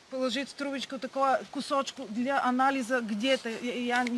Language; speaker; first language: Russian; non-native, learner; Bulgarian